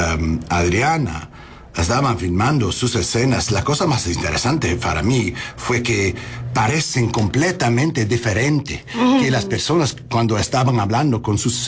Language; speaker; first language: Spanish; non-native, learner; English